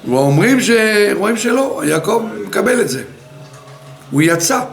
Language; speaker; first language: Hebrew; non-native, fluent; French